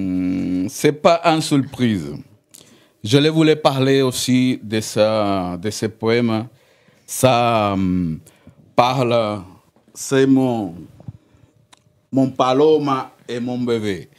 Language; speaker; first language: French; non-native, learner; Spanish